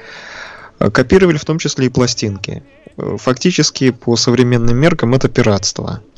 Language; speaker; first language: Russian; native; Russian